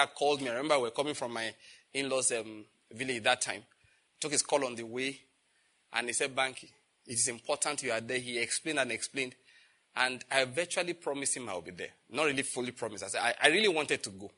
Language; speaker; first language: English; non-native, local second language; Yoruba